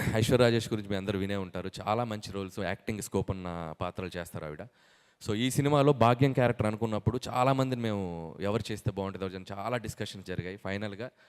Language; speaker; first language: Telugu; native; Telugu